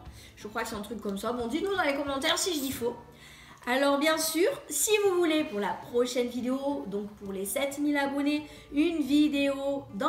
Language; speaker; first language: French; native; French